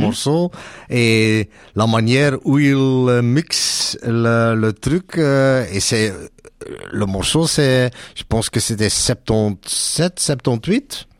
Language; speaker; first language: French; non-native, local second language; Dutch